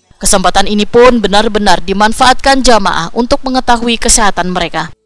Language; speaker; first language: Indonesian; non-native, local second language; Banjar